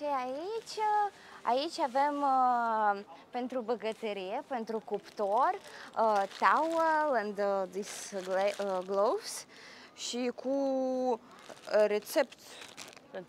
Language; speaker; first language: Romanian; non-native, learner; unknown